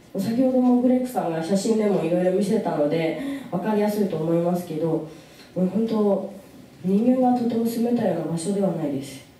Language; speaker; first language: Japanese; early bilingual, other home language; Rohingya